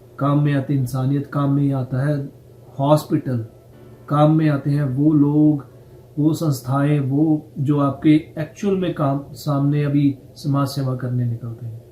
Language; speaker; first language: Hindi; non-native, local second language; Punjabi